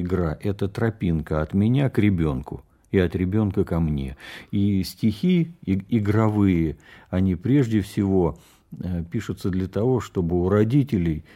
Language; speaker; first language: Russian; native; Russian